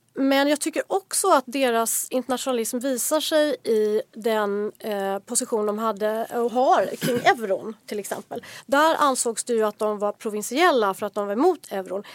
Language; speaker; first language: Swedish; native; Swedish